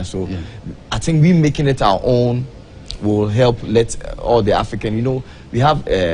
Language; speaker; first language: English; non-native, local second language; Akan